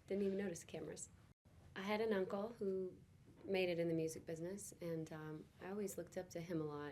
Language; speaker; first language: English; native; English